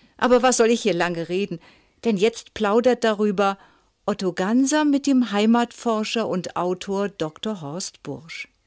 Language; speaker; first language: German; native; German